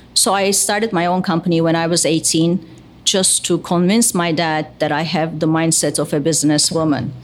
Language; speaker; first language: English; non-native, fluent; Turkish